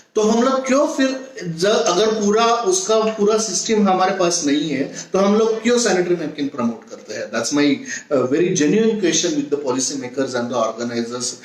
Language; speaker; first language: Hindi; non-native, local second language; Marathi